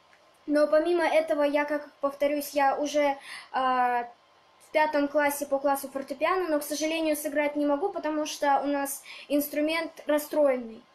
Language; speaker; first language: Russian; early bilingual, other home language; Tajik